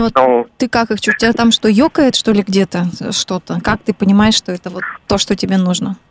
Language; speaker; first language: Russian; native; Russian